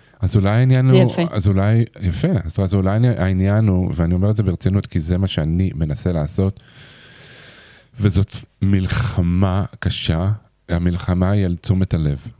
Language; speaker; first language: Hebrew; native; Hebrew